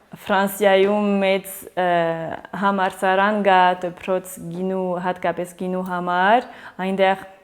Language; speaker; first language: Armenian; early bilingual, heritage; Armenian